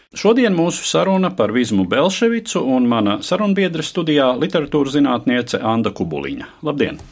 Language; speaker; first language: Latvian; native; Latvian